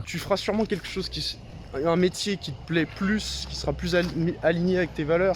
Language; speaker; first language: French; native; French